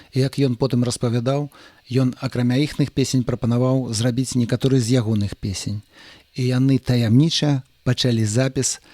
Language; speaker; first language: Belarusian; non-native, local second language; Russian